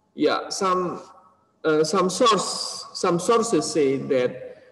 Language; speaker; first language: English; non-native, learner; Indonesian